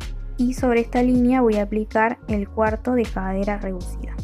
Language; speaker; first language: Spanish; native; Spanish